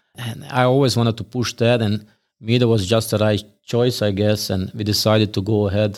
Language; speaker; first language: English; non-native, fluent; Bosnian